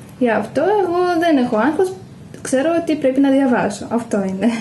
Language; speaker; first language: Greek; non-native, learner; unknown